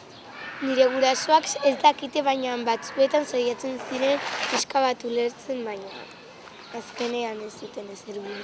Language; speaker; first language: Basque; non-native, local second language; Spanish